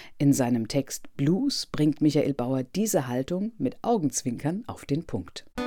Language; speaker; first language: German; native; German